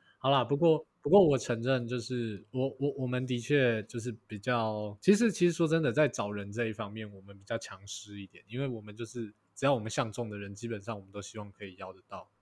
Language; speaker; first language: Chinese; native; Chinese